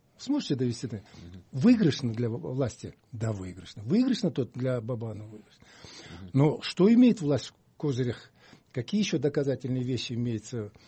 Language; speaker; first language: Russian; non-native, local second language; Kyrgyz